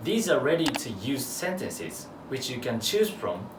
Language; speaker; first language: English; non-native, fluent; Japanese